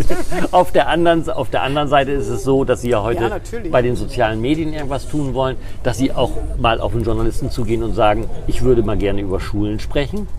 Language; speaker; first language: German; native; German